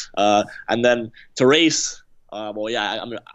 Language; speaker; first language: English; native; English